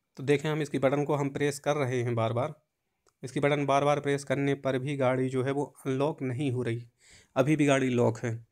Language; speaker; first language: Hindi; native; Hindi